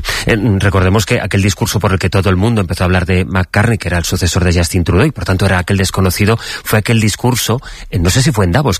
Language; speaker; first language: Spanish; native; Spanish